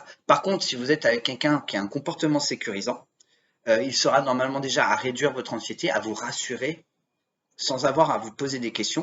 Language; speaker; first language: French; native; French